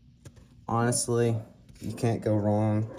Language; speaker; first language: English; native; English